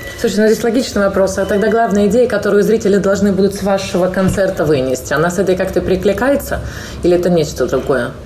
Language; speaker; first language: Russian; native; Russian